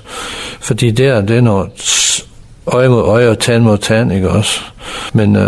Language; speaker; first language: Danish; non-native, fluent; English